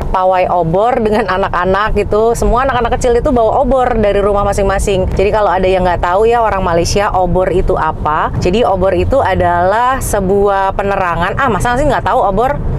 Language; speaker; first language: Indonesian; native; Indonesian